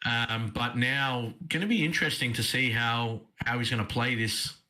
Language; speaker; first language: English; native; English